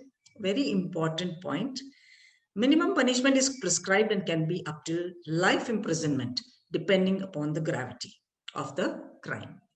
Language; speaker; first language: English; non-native, local second language; Malayalam